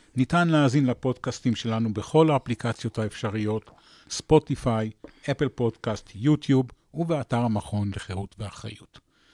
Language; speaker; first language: Hebrew; native; Hebrew